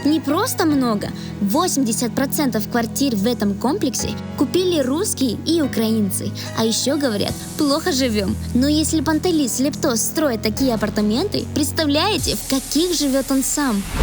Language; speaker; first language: Russian; native; Russian